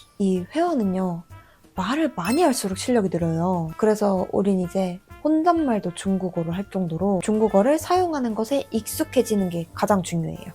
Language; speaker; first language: Korean; native; Korean